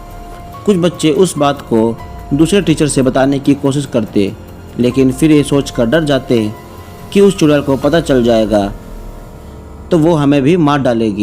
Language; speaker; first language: Hindi; native; Hindi